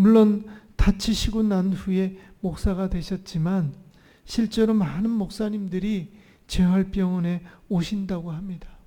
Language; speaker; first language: Korean; native; Korean